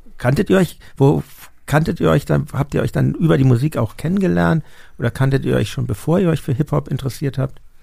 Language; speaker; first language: German; native; German